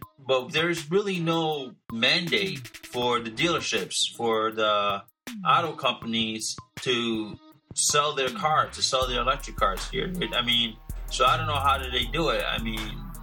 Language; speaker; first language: English; native; English